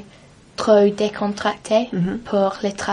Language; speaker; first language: French; non-native, learner; English